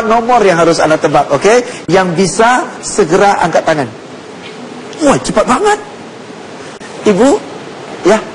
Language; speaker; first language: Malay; non-native, local second language; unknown